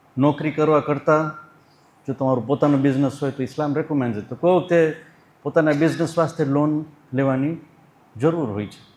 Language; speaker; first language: Gujarati; early bilingual, heritage; Gujarati